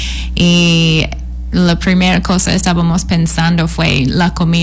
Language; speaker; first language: Spanish; non-native, fluent; English